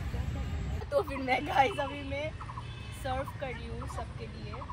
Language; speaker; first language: Hindi; non-native, local second language; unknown